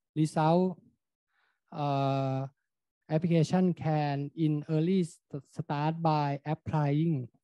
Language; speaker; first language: English; non-native, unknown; Thai